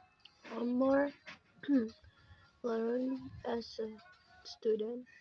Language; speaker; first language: English; non-native, learner; Indonesian